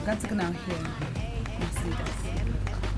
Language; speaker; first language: German; non-native, learner; French